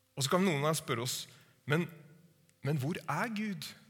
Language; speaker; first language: Norwegian; native; Norwegian